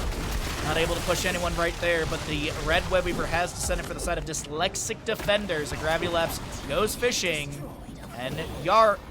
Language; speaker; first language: English; native; English